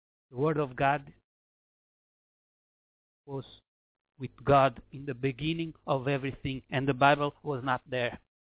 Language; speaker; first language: English; non-native, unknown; Portuguese